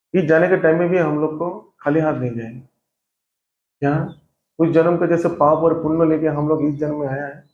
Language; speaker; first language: Hindi; non-native, local second language; Bangla